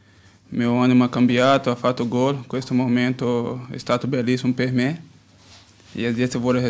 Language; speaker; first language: Italian; non-native, learner; Portuguese